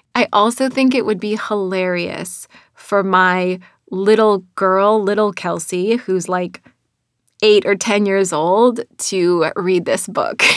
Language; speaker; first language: English; native; English